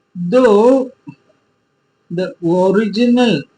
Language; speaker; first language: English; non-native, local second language; Tamil